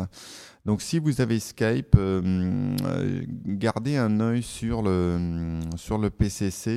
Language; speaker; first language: French; native; French